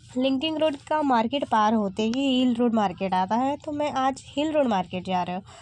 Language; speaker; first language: Hindi; native; Hindi